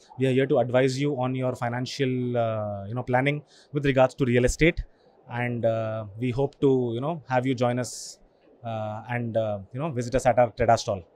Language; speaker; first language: English; non-native, local second language; Telugu